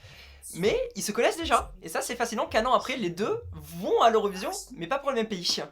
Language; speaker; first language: French; native; French